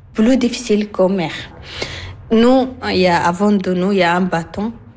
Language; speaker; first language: French; non-native, learner; Arabic